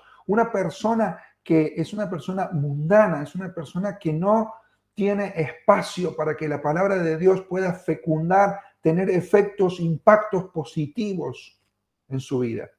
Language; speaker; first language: Spanish; native; Spanish